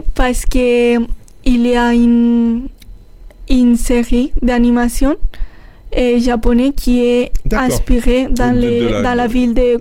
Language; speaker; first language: French; non-native, learner; Spanish